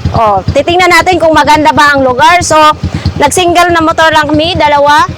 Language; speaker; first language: Filipino; non-native, local second language; Masbatenyo